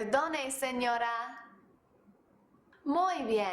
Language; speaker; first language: Spanish; non-native, fluent; English